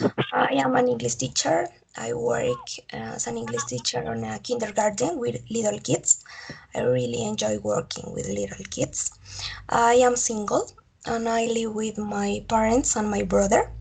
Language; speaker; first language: English; non-native, learner; Spanish